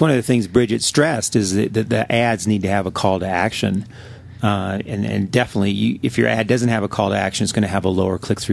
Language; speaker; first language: English; native; English